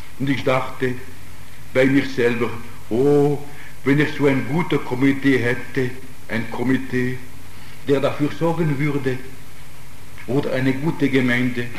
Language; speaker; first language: German; non-native, fluent; Italian